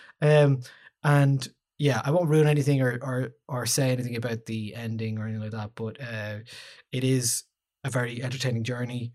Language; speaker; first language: English; native; English